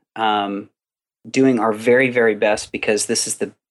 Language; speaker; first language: English; native; English